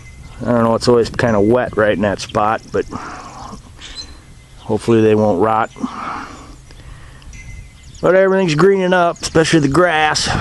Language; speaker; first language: English; native; English